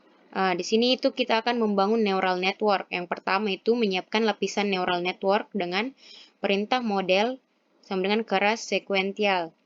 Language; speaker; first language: Indonesian; native; Indonesian